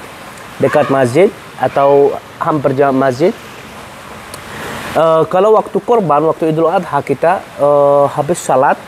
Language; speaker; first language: Indonesian; non-native, learner; Arabic